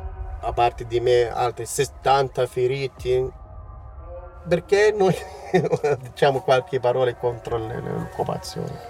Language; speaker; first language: Italian; non-native, learner; Arabic